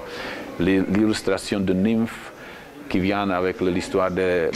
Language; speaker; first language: French; non-native, fluent; Czech